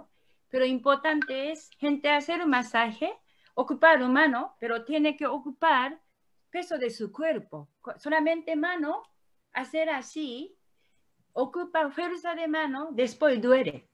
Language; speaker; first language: Spanish; non-native, learner; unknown